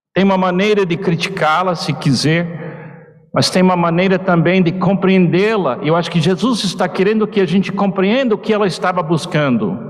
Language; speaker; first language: Portuguese; non-native, fluent; English